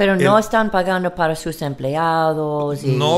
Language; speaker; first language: Spanish; non-native, learner; English